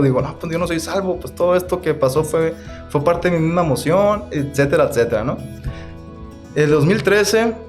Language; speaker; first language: Spanish; native; Spanish